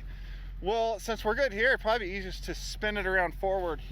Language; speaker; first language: English; native; English